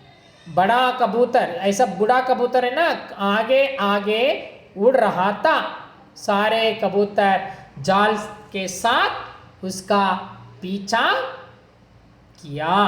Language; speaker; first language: Hindi; non-native, local second language; Kannada